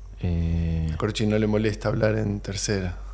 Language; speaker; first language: Spanish; native; Spanish